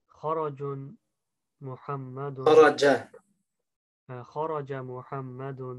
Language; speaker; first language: Arabic; non-native, learner; English